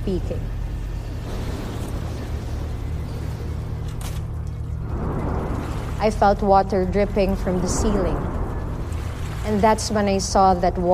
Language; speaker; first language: English; non-native, local second language; Waray